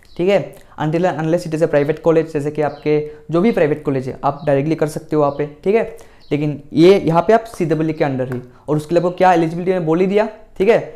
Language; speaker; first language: Hindi; non-native, local second language; Assamese